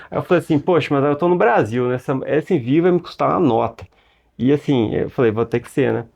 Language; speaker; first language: Portuguese; native; Portuguese